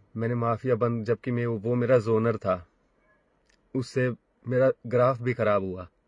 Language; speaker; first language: Hindi; native; Hindi